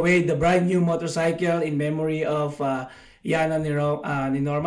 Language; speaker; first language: English; non-native, local second language; Filipino